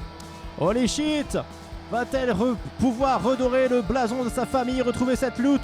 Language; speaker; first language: French; native; French